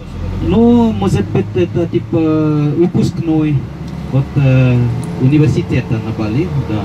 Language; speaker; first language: Russian; non-native, fluent; Indonesian